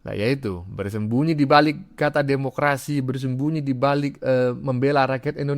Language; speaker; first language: Indonesian; native; Indonesian